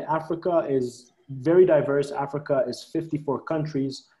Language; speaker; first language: English; non-native, fluent; Arabic